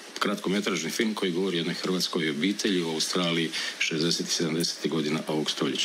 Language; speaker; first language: Croatian; native; Croatian